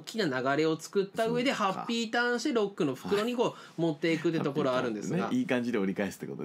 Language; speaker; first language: Japanese; native; Japanese